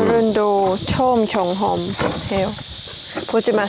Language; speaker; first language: Korean; non-native, learner; Thai